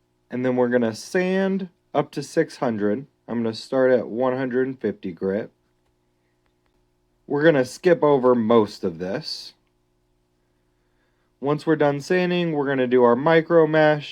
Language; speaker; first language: English; native; English